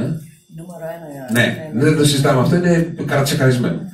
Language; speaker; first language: Greek; native; Greek